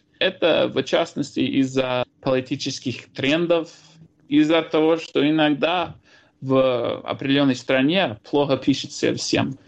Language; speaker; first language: Russian; non-native, fluent; English